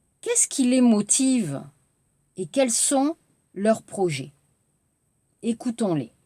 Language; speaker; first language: French; native; French